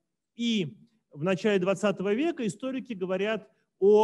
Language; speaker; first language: Russian; native; Russian